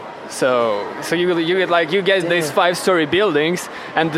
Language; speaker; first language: English; non-native, fluent; Ukrainian